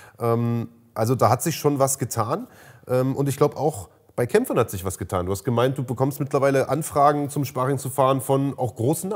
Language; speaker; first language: German; native; German